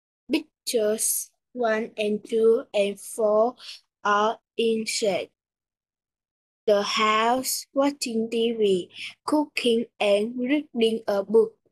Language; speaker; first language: English; non-native, learner; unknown